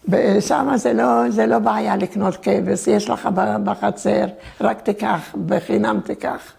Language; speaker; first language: Hebrew; early bilingual, other home language; Turkish